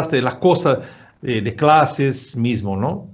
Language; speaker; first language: Spanish; non-native, fluent; Portuguese